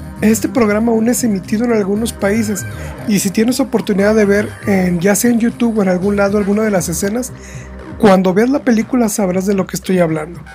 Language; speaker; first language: Spanish; native; Spanish